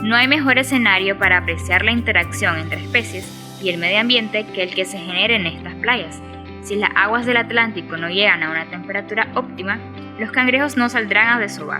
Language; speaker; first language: Spanish; native; Spanish